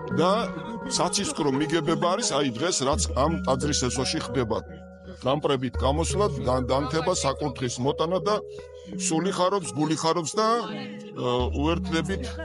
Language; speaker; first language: Georgian; non-native, local second language; Svan